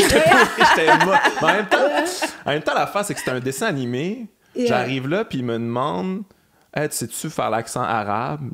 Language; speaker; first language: French; native; French